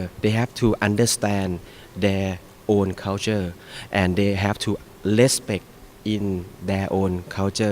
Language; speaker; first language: English; non-native, fluent; Thai